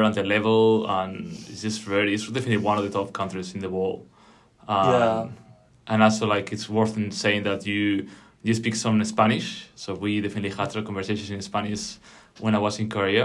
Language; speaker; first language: English; non-native, fluent; Spanish